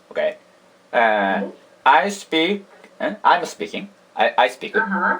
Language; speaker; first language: English; non-native, learner; Japanese